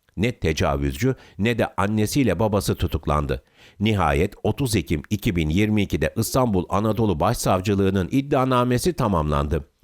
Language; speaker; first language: Turkish; native; Turkish